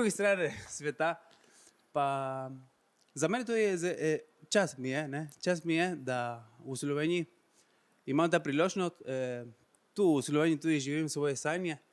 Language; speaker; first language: Slovenian; non-native, fluent; Spanish